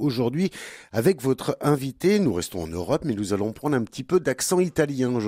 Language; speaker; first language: French; native; French